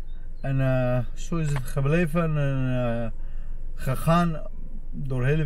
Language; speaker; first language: Dutch; non-native, fluent; Armenian